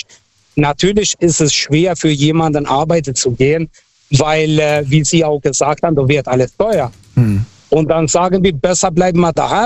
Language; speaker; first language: German; non-native, fluent; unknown